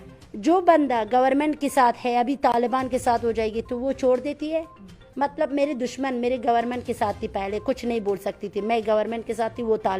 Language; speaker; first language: Hindi; non-native, fluent; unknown